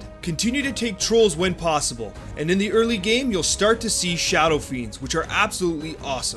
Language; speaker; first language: English; native; English